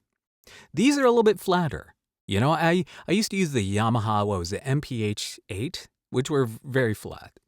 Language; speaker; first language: English; native; English